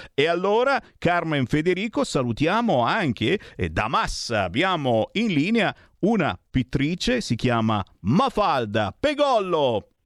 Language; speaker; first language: Italian; native; Italian